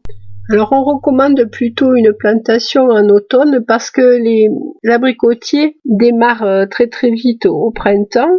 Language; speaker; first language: French; native; French